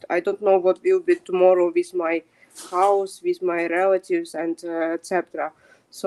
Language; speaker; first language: English; non-native, fluent; Ukrainian